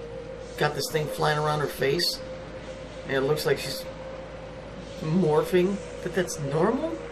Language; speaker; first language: English; native; English